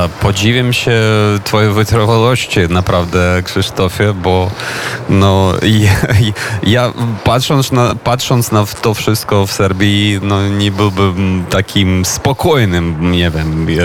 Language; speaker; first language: Polish; non-native, fluent; Ukrainian